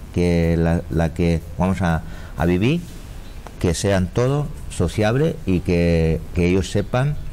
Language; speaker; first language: Spanish; non-native, learner; Chinese